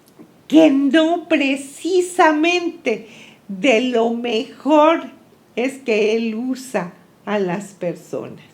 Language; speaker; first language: Spanish; native; Spanish